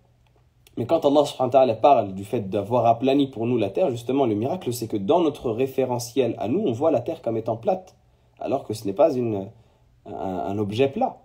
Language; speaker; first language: French; native; French